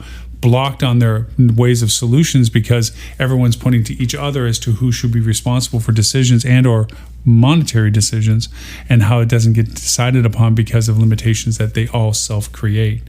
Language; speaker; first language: English; native; English